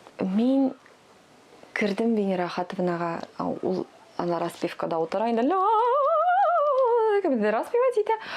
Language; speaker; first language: Tatar; non-native, local second language; Russian